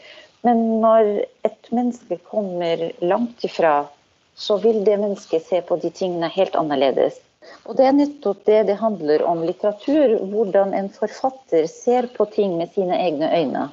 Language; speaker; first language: Norwegian; non-native, fluent; Arabic